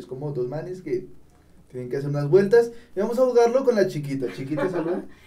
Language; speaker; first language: Spanish; native; Spanish